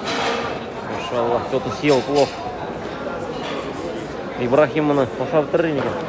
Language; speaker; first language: Russian; non-native, local second language; Tatar